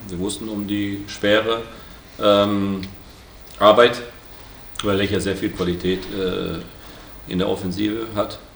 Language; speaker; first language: German; native; German